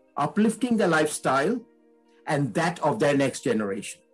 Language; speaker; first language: English; non-native, local second language; Tamil